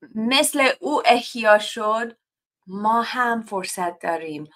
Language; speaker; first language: Persian; non-native, learner; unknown